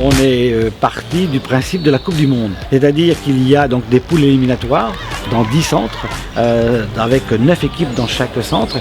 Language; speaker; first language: French; native; French